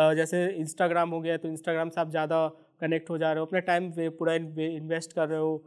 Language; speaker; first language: Hindi; native; Hindi